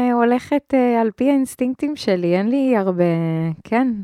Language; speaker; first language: Hebrew; early bilingual, other home language; Spanish